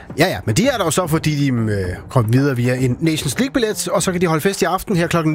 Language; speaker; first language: Danish; native; Danish